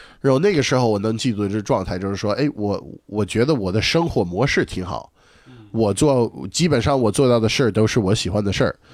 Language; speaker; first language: Chinese; non-native, fluent; English